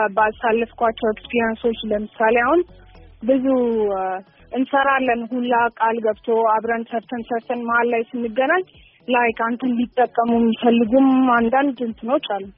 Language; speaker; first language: Amharic; non-native, local second language; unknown